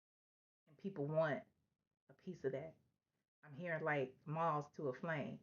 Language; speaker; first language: English; native; English